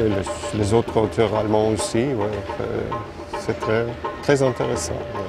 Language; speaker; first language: French; non-native, fluent; German